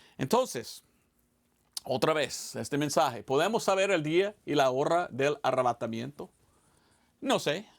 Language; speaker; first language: Spanish; non-native, fluent; English